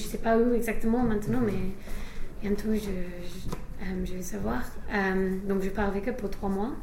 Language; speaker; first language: French; non-native, fluent; English